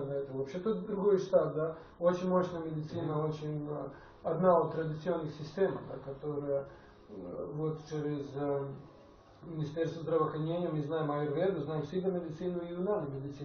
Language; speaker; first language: Russian; non-native, fluent; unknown